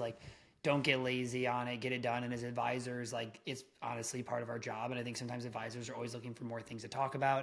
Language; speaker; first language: English; native; English